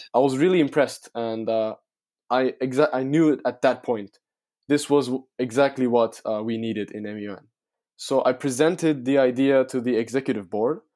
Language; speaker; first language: English; non-native, fluent; Turkish